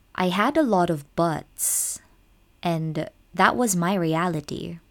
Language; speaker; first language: English; non-native, local second language; Cebuano